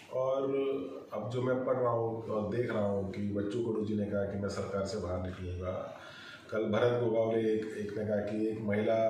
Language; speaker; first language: Hindi; non-native, local second language; Marathi